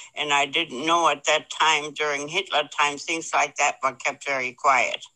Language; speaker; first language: English; non-native, fluent; German